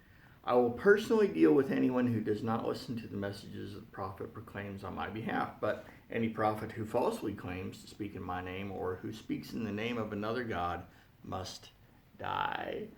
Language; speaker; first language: English; native; English